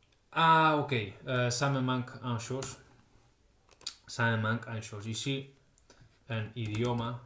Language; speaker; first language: French; non-native, fluent; Spanish